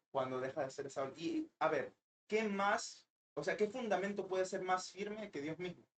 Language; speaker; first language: Spanish; early bilingual, heritage; Spanish